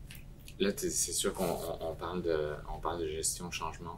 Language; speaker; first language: French; native; French